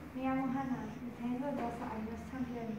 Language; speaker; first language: Spanish; non-native, learner; German